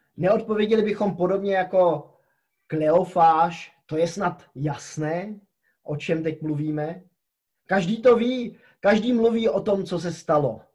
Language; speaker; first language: Czech; native; Czech